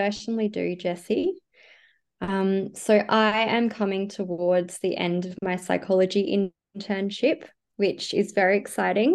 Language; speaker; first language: English; native; English